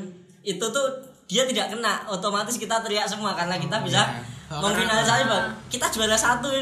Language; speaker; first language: Indonesian; native; Indonesian